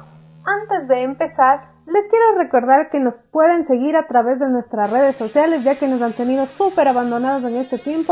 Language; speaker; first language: Spanish; native; Spanish